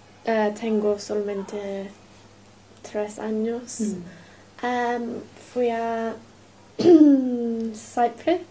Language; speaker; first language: Spanish; non-native, learner; English